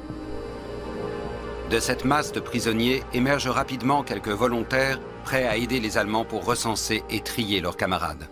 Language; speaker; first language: French; native; French